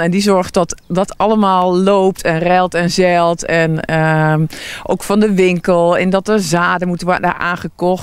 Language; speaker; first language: Dutch; native; Dutch